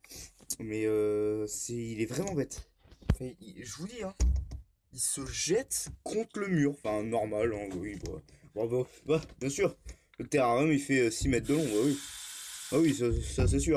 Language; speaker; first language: French; native; French